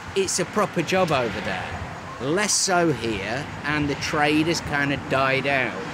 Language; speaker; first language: English; native; English